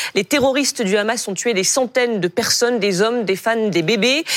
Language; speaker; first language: French; native; French